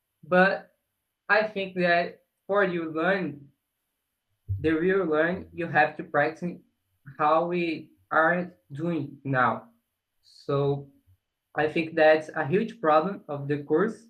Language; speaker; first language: English; non-native, learner; Portuguese